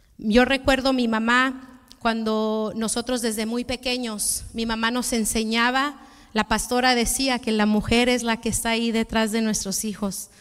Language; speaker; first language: Spanish; early bilingual, heritage; Spanish